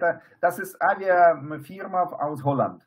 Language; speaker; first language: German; non-native, fluent; Russian